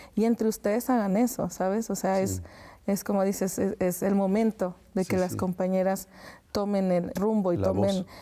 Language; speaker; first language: Spanish; native; Spanish